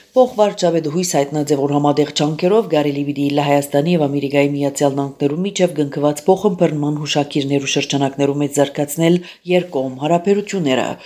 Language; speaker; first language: Armenian; early bilingual, heritage; Armenian